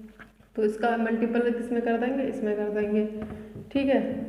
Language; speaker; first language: Hindi; native; Hindi